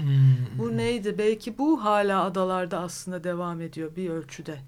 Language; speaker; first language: Turkish; native; Turkish